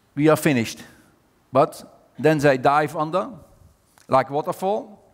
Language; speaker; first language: English; non-native, fluent; Dutch